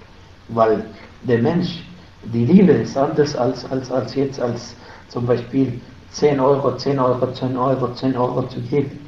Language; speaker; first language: German; non-native, fluent; Arabic